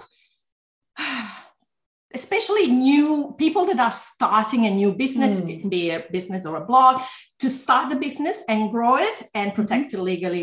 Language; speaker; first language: English; non-native, fluent; Italian